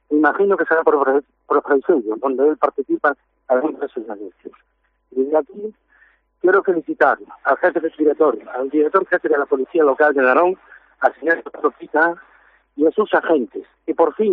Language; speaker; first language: Spanish; native; Spanish